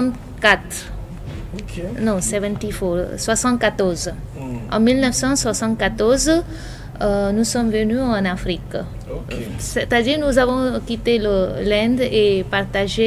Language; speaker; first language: French; non-native, fluent; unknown